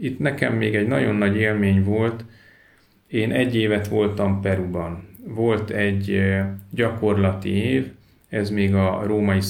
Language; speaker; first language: Hungarian; native; Hungarian